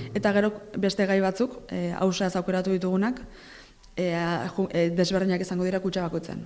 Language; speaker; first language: Basque; native; Basque